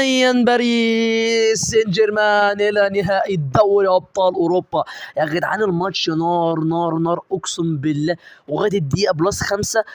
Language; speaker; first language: Arabic; native; Arabic